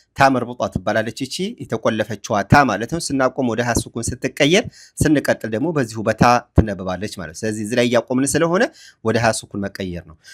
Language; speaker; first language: Amharic; native; Amharic